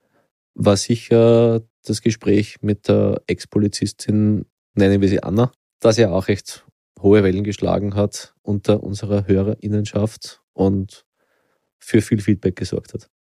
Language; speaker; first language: German; native; German